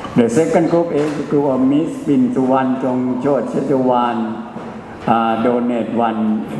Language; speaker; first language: English; non-native, learner; Thai